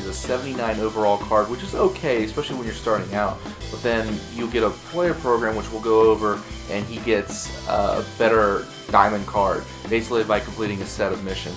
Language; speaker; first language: English; native; English